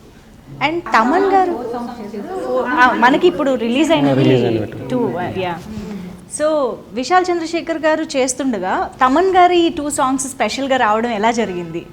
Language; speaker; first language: Telugu; native; Telugu